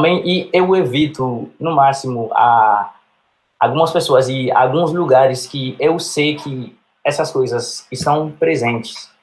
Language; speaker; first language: Portuguese; non-native, fluent; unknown